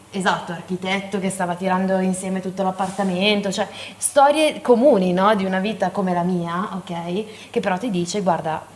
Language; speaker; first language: Italian; native; Italian